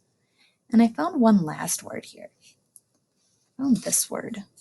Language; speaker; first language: English; native; English